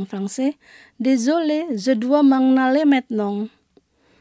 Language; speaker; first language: French; non-native, fluent; Indonesian